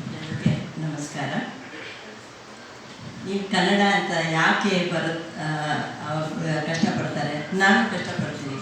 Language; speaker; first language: Kannada; non-native, local second language; Telugu